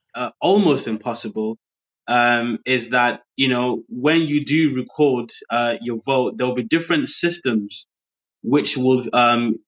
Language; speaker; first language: English; early bilingual, other home language; Yoruba